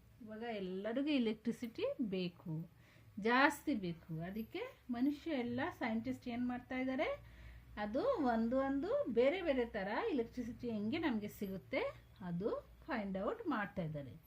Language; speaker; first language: Kannada; non-native, local second language; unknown